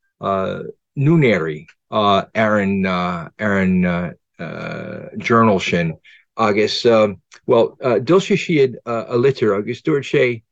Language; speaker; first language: Irish; non-native, fluent; English